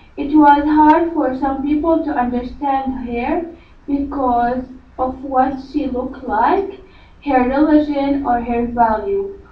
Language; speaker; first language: English; non-native, learner; Arabic